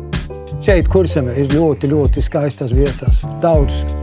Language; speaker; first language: Latvian; non-native, learner; Swedish